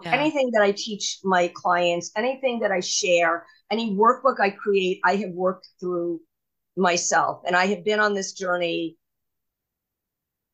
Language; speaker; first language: English; native; English